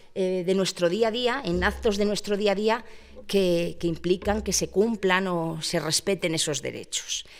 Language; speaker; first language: Spanish; native; Spanish